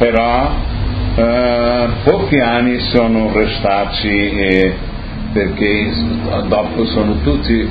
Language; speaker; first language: Italian; early bilingual, heritage; Portuguese